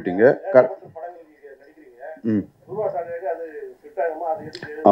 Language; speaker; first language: Tamil; native; Tamil